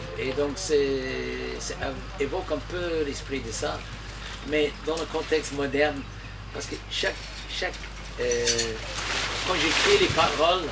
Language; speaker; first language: French; non-native, fluent; English